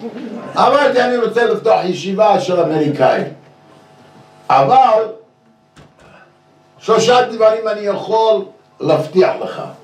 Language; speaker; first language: Hebrew; non-native, fluent; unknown